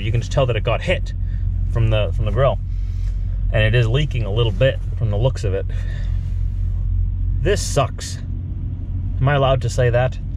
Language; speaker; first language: English; native; English